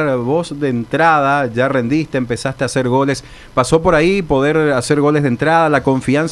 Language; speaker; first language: Spanish; native; Spanish